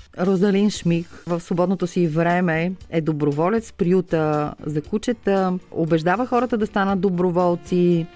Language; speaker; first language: Bulgarian; native; Bulgarian